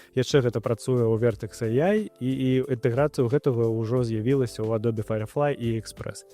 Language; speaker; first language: Belarusian; non-native, local second language; Russian